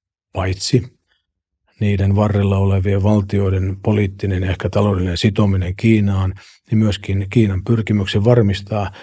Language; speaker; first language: Finnish; native; Finnish